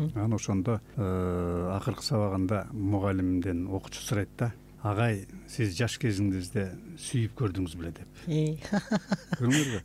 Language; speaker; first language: Kyrgyz; native; Kyrgyz